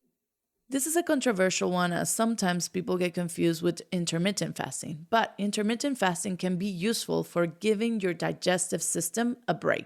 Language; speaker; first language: English; non-native, fluent; Spanish